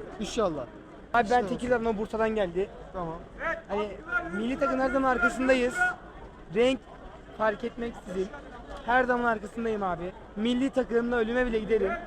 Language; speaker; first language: Turkish; native; Turkish